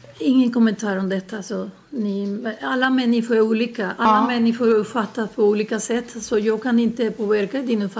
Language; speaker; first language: Swedish; non-native, fluent; Spanish